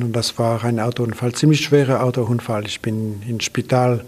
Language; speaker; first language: German; non-native, local second language; French